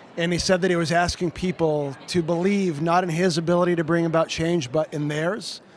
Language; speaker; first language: English; early bilingual, other home language; Portuguese